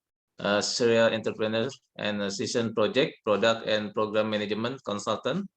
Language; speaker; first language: English; non-native, learner; Indonesian